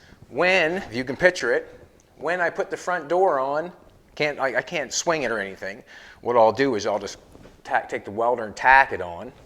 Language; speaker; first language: English; native; English